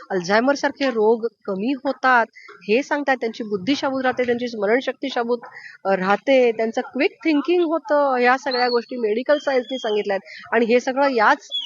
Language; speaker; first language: Marathi; native; Marathi